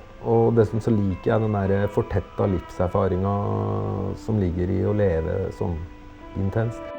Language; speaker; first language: Norwegian; native; Norwegian